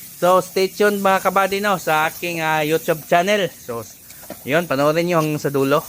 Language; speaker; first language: Filipino; non-native, local second language; Cebuano